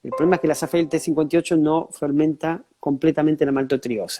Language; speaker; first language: Spanish; native; Spanish